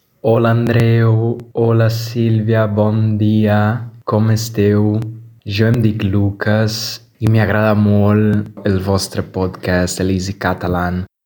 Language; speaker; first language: Catalan; non-native, learner; Portuguese